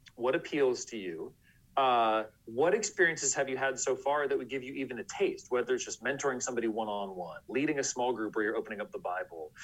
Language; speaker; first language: English; native; English